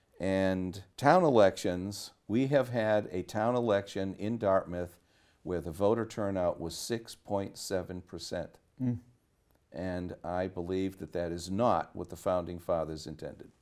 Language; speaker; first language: English; native; English